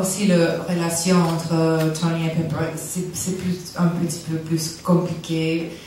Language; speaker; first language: French; non-native, learner; English